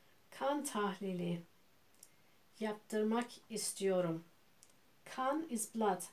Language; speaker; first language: Turkish; early bilingual, heritage; Turkish